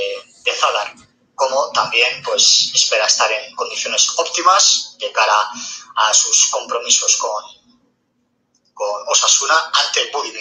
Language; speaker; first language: Spanish; native; Spanish